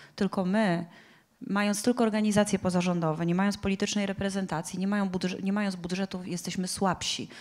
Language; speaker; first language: Polish; native; Polish